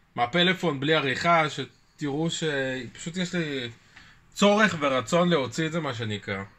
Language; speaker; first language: Hebrew; early bilingual, other home language; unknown